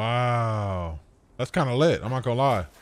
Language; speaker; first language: English; native; English